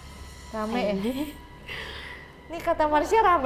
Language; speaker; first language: Indonesian; native; Indonesian